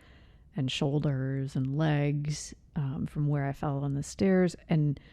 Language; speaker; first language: English; native; English